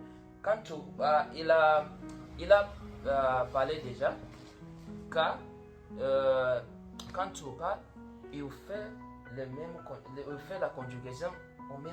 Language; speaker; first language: French; non-native, learner; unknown